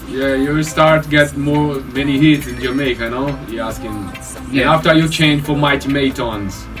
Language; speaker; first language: English; non-native, learner; Portuguese